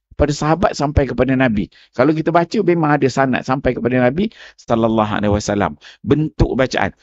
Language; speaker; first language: Malay; native; Malay